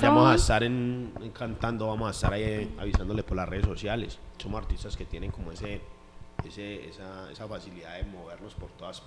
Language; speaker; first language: Spanish; native; Spanish